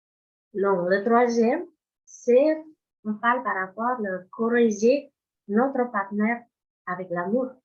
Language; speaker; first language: French; non-native, fluent; Indonesian